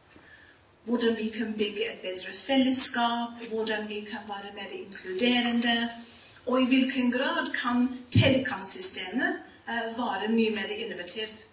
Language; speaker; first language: Norwegian; non-native, fluent; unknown